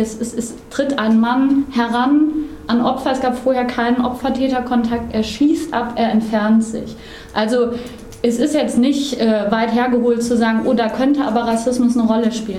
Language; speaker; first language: German; native; German